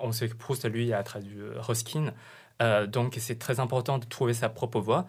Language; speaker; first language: French; non-native, fluent; Chinese